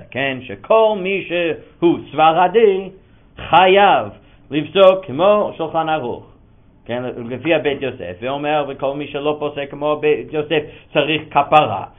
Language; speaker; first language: Hebrew; non-native, fluent; English